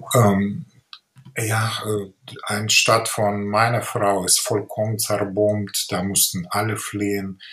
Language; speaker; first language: German; non-native, fluent; Ukrainian